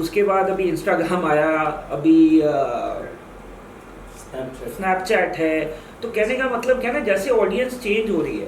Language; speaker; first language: Hindi; native; Hindi